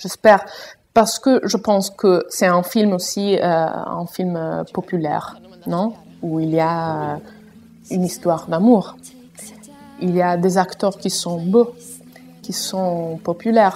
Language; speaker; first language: French; non-native, fluent; Italian